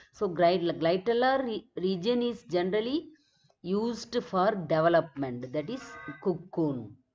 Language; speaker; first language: English; non-native, local second language; Tamil